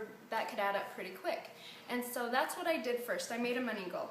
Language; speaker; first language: English; native; English